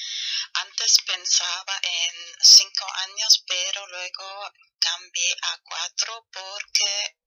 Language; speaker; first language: Spanish; non-native, learner; German